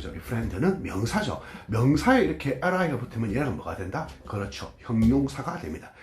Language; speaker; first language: Korean; native; Korean